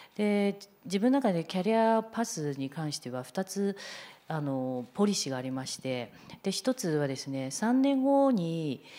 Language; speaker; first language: Japanese; non-native, fluent; Chinese